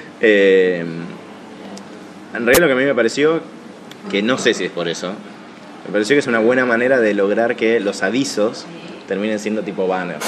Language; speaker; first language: Spanish; native; Spanish